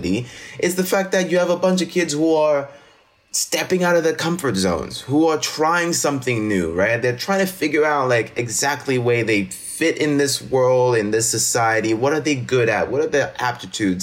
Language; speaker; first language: English; non-native, local second language; French